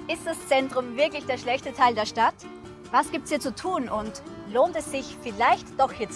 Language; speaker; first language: German; native; German